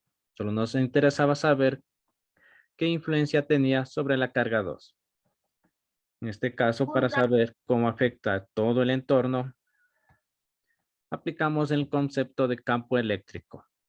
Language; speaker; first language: Spanish; native; Spanish